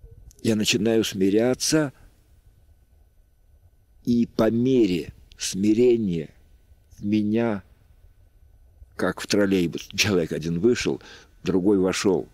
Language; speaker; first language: Russian; native; Russian